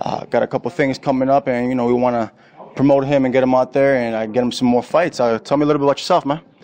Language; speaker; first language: English; early bilingual, other home language; Spanish